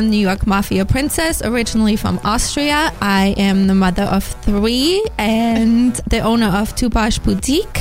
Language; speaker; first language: English; non-native, fluent; German